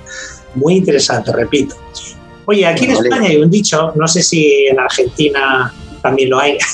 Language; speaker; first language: Spanish; native; Spanish